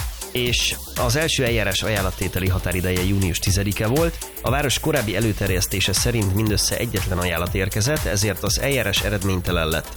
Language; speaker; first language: Hungarian; native; Hungarian